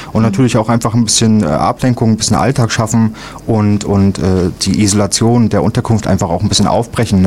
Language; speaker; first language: German; native; German